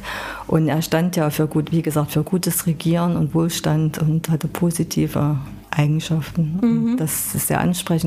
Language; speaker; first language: German; native; German